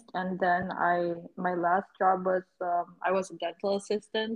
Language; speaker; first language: English; non-native, local second language; Cebuano